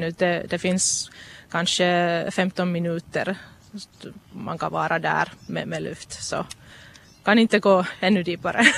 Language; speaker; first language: Swedish; non-native, local second language; Finnish